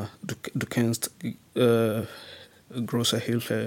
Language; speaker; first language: German; non-native, learner; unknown